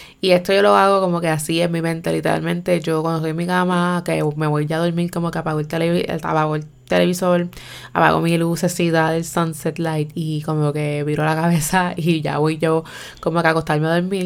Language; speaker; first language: Spanish; native; Spanish